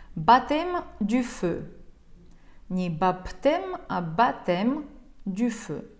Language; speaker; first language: French; non-native, fluent; Russian